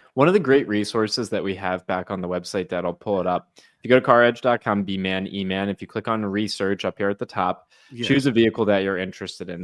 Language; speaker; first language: English; native; English